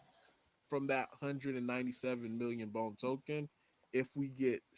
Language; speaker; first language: English; native; English